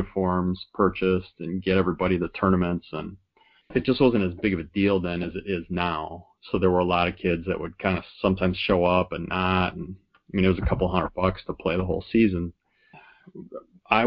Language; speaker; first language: English; native; English